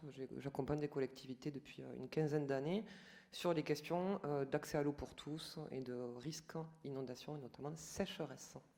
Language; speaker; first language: French; native; French